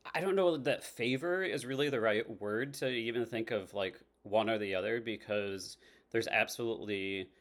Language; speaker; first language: English; native; English